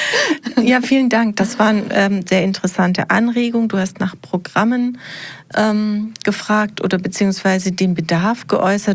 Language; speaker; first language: German; native; German